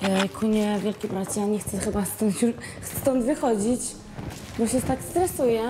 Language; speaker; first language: Polish; native; Polish